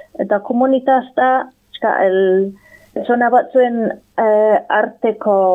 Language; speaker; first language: Basque; non-native, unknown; English